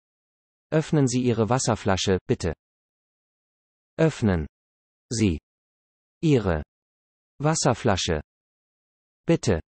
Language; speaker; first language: German; non-native, learner; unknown